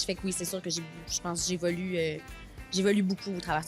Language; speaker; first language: French; native; French